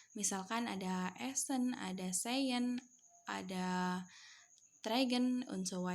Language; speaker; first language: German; non-native, fluent; Indonesian